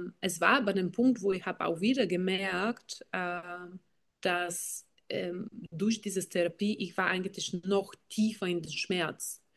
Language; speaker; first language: German; non-native, fluent; Bulgarian